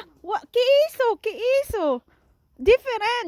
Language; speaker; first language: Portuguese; non-native, learner; Filipino